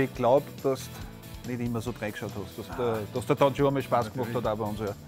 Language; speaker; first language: German; native; German